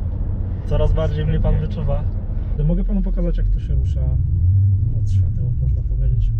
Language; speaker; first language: Polish; native; Polish